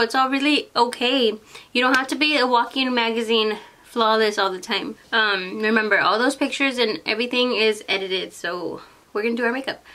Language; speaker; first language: English; early bilingual, other home language; Spanish